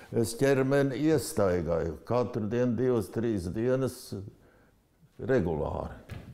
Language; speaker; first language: Latvian; native; Latvian